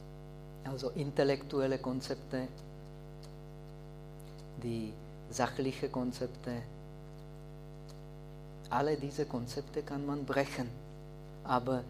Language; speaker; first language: German; non-native, fluent; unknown